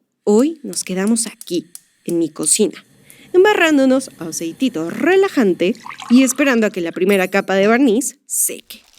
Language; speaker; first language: Spanish; native; Spanish